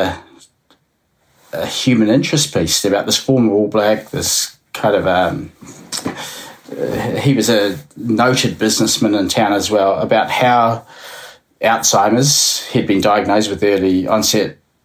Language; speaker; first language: English; native; English